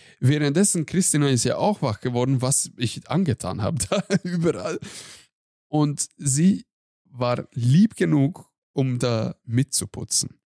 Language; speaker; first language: German; non-native, fluent; Hungarian